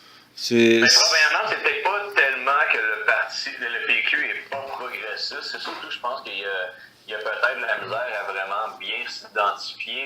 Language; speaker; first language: French; native; French